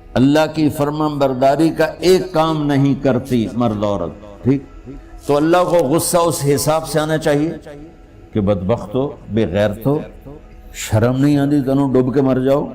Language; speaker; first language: Urdu; non-native, local second language; Punjabi